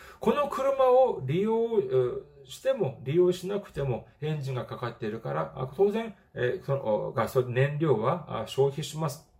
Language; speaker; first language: Japanese; non-native, fluent; Korean